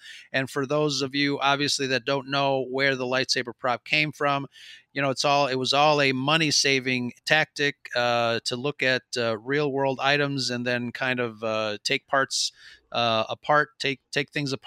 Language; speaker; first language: English; non-native, fluent; Spanish